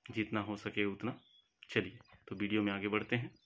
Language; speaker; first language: Hindi; native; Hindi